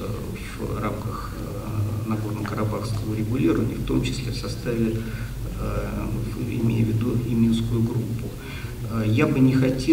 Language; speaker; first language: Russian; native; Russian